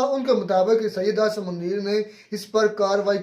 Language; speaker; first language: Urdu; non-native, local second language; Kashmiri